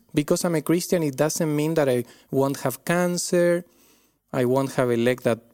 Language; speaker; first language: English; non-native, fluent; Spanish